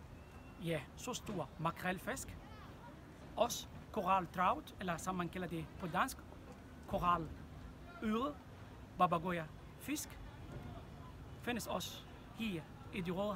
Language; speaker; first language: Danish; non-native, fluent; Arabic